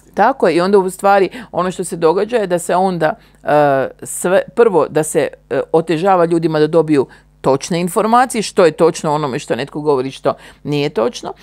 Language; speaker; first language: Croatian; native; Croatian